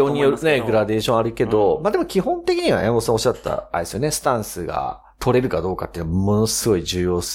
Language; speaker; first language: Japanese; native; Japanese